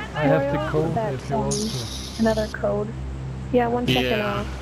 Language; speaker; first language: English; early bilingual, other home language; Turkish